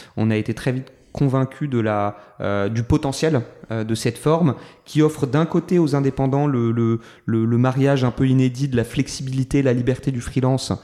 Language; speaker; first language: French; native; French